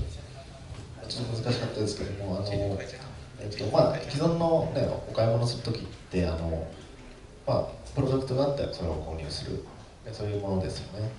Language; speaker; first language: Japanese; native; Japanese